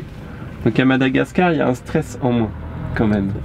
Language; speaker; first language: French; native; French